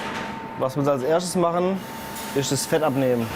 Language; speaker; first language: German; native; German